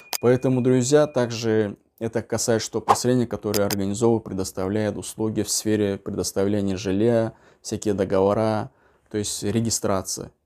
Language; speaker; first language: Russian; non-native, local second language; Uzbek